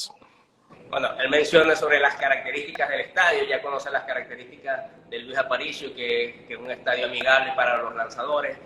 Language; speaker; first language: Spanish; native; Spanish